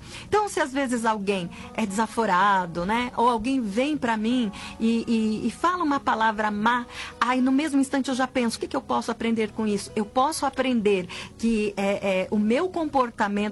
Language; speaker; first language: Portuguese; native; Portuguese